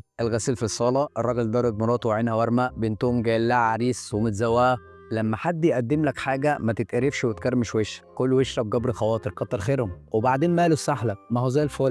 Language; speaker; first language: Arabic; native; Arabic